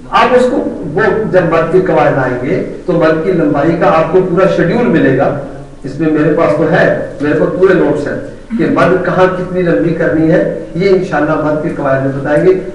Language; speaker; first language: Urdu; non-native, local second language; Punjabi